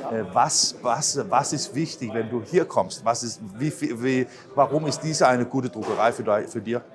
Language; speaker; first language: German; non-native, fluent; Danish